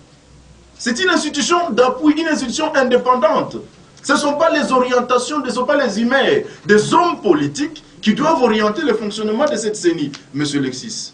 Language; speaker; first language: French; non-native, local second language; Lingala